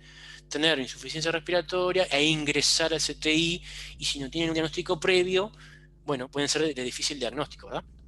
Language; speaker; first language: Spanish; native; Spanish